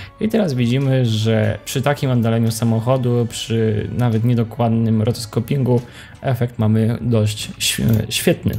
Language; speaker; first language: Polish; native; Polish